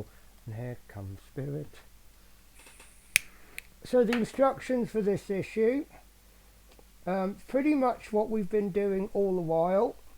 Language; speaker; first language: English; native; English